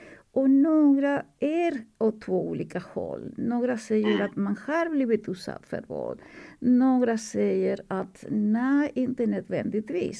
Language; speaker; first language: Swedish; non-native, fluent; Spanish